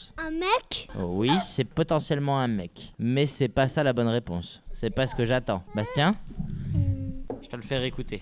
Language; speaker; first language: French; native; French